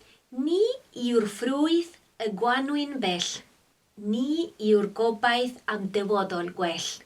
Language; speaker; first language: Welsh; non-native, local second language; Spanish